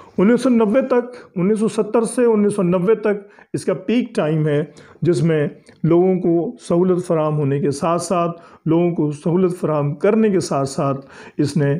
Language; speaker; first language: Urdu; native; Urdu